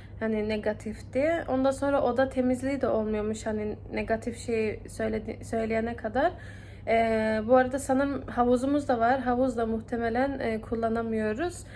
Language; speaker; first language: Turkish; early bilingual, heritage; Turkish